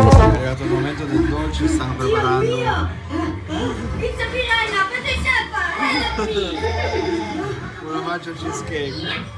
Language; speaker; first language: Italian; native; Italian